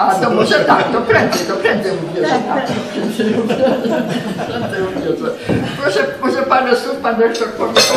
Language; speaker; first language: Polish; native; Polish